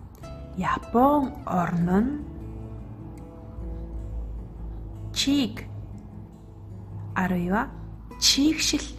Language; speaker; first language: Japanese; non-native, fluent; Mongolian